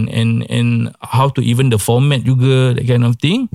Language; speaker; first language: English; non-native, local second language; Malay